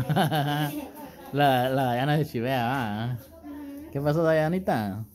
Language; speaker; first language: Spanish; native; Spanish